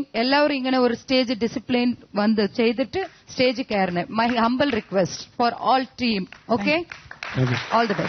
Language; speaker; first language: Malayalam; non-native, fluent; Tamil